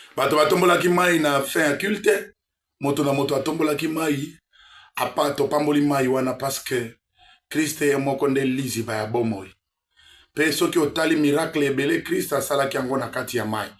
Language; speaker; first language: Lingala; native; Lingala